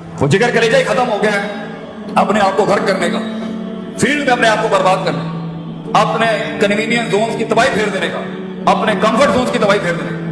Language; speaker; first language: Urdu; non-native, local second language; Punjabi